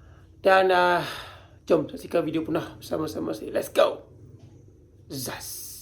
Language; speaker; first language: Malay; native; Malay